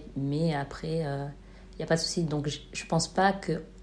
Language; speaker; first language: French; native; French